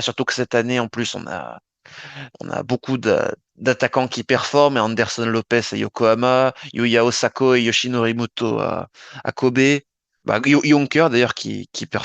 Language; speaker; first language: French; native; French